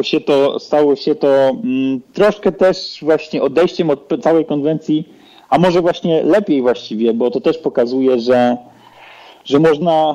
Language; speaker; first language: Polish; native; Polish